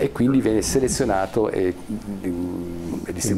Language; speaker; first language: Italian; native; Italian